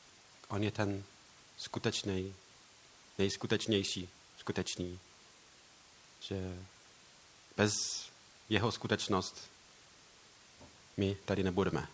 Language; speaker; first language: Czech; non-native, learner; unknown